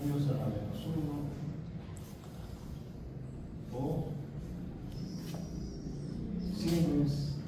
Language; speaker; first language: Spanish; native; Spanish